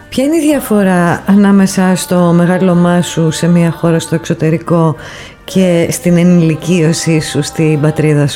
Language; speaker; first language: Greek; native; Greek